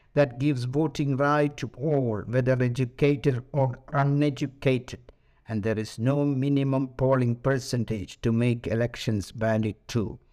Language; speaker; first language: English; non-native, local second language; Malayalam